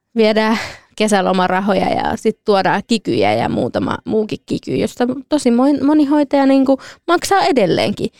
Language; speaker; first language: Finnish; early bilingual, other home language; Kurdish